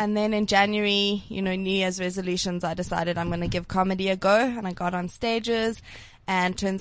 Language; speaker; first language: English; native; English